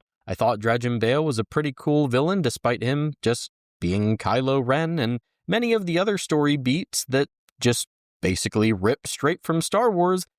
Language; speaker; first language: English; native; English